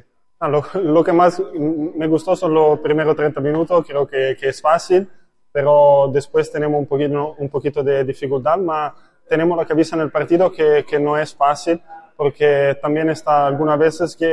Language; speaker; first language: Spanish; non-native, fluent; Italian